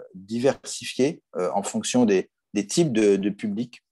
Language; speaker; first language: French; native; French